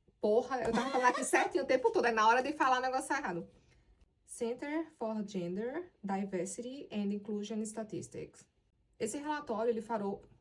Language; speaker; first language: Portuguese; native; Portuguese